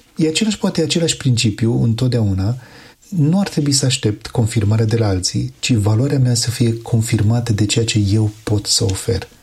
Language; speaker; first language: Romanian; native; Romanian